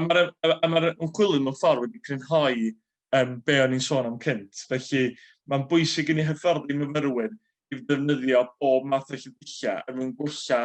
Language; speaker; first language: Welsh; native; Welsh